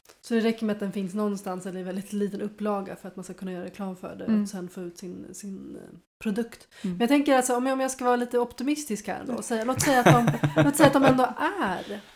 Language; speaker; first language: Swedish; native; Swedish